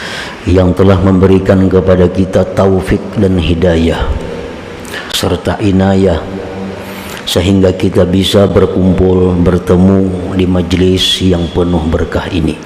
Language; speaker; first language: Indonesian; non-native, local second language; Banjar